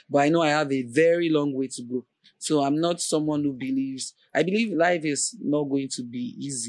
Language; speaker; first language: English; non-native, local second language; Yoruba